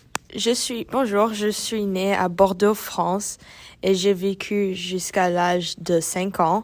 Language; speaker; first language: French; early bilingual, heritage; French